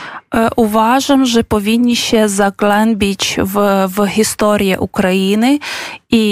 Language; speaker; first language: Polish; non-native, fluent; Ukrainian